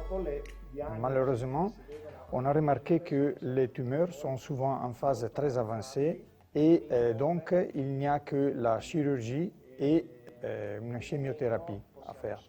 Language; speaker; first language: French; non-native, fluent; Italian